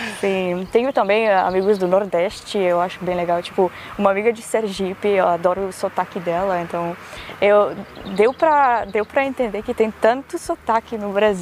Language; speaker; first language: Portuguese; non-native, fluent; Macedonian